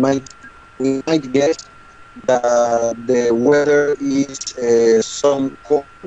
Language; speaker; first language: English; non-native, learner; Spanish